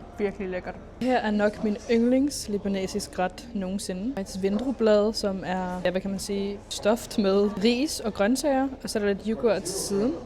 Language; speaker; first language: Danish; early bilingual, other home language; Arabic